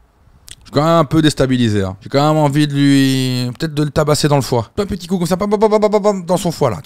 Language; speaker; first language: French; native; French